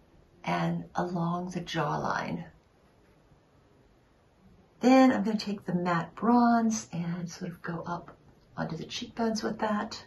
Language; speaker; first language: English; native; English